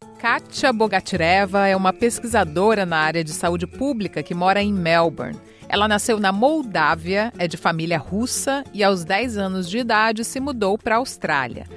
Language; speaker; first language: Portuguese; native; Portuguese